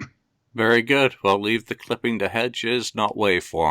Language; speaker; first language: English; native; English